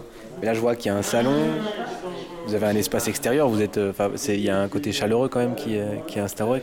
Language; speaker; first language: French; native; French